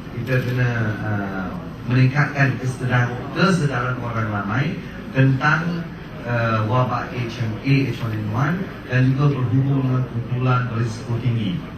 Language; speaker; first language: Malay; non-native, local second language; Chinese